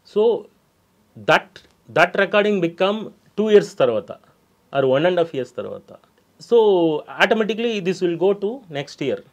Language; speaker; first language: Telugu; non-native, local second language; Tamil